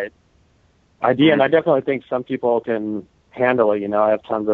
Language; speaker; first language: English; native; English